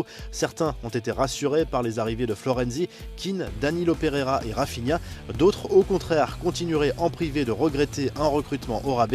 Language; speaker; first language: French; native; French